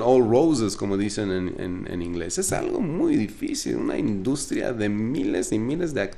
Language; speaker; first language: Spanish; non-native, fluent; Arabic